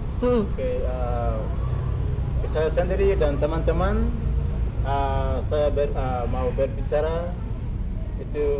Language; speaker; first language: Indonesian; non-native, learner; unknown